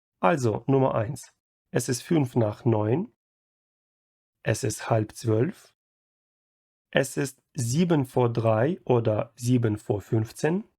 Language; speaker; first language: German; non-native, fluent; Ukrainian